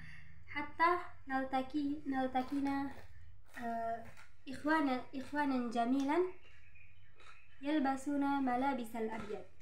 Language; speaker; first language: Arabic; non-native, learner; Indonesian